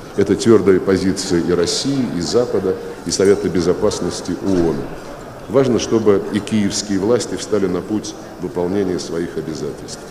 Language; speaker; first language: Russian; native; Russian